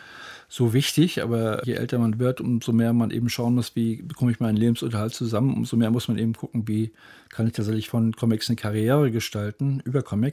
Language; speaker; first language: German; native; German